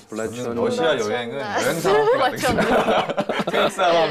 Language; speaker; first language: Korean; native; Korean